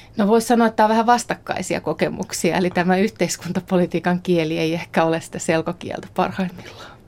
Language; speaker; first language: Finnish; native; Finnish